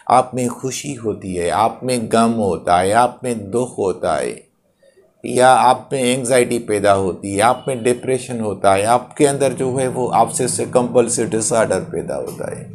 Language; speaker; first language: Urdu; non-native, local second language; Sindhi